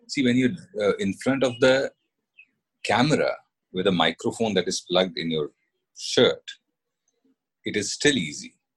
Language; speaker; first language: English; non-native, local second language; Hindi